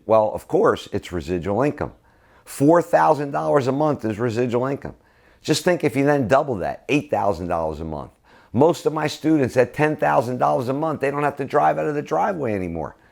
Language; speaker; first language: English; native; English